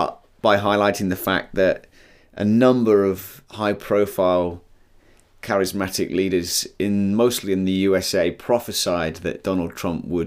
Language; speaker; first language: English; native; English